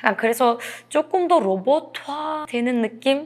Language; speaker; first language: Korean; non-native, fluent; Turkish